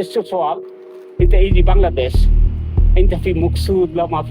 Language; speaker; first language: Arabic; non-native, learner; Bangla